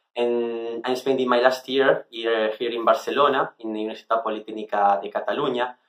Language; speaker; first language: English; non-native, fluent; Italian